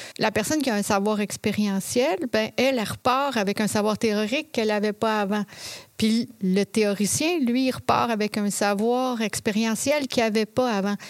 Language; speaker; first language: French; native; French